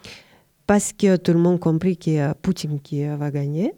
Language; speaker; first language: French; non-native, learner; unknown